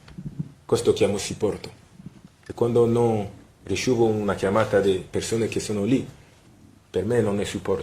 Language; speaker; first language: Italian; non-native, fluent; French